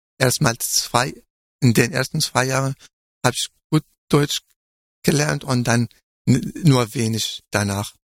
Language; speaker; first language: German; non-native, fluent; Arabic